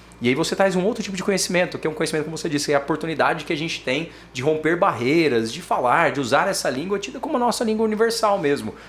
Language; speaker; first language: Portuguese; native; Portuguese